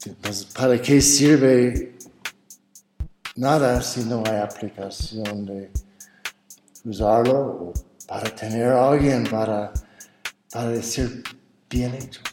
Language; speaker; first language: Spanish; non-native, fluent; English